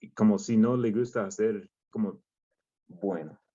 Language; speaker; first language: Spanish; non-native, learner; English